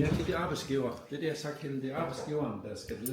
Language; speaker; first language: Danish; native; Danish